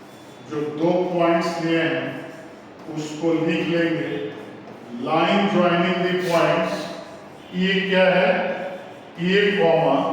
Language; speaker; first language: Hindi; native; Hindi